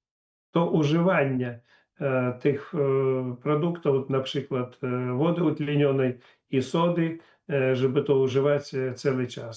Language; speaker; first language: Polish; non-native, learner; Russian